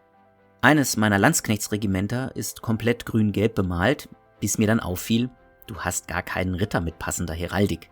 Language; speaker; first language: German; native; German